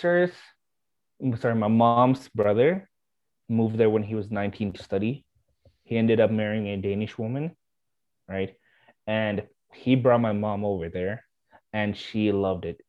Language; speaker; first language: English; non-native, fluent; Swedish